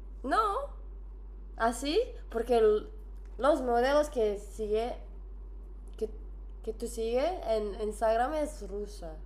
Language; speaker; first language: Spanish; non-native, learner; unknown